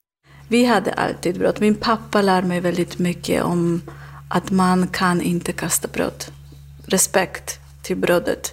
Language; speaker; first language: Swedish; non-native, learner; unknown